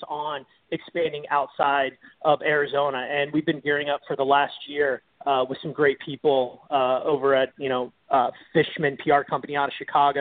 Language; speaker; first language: English; native; English